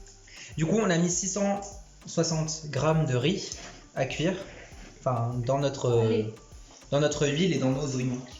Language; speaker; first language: French; early bilingual, other home language; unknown